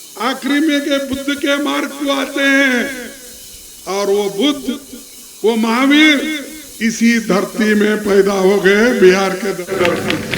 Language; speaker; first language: Hindi; non-native, local second language; Kannada